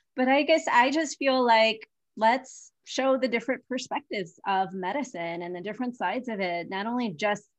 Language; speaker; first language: English; early bilingual, other home language; Hindi